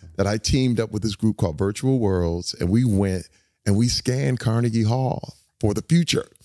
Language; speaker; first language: English; native; English